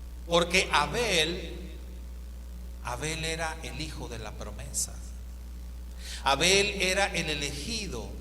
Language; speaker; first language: Spanish; native; Spanish